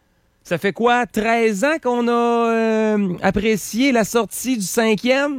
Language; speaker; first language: French; native; French